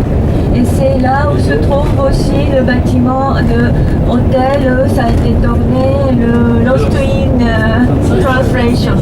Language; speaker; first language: French; non-native, fluent; Japanese